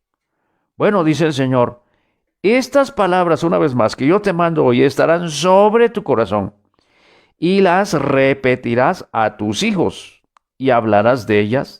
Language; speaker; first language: Spanish; native; Spanish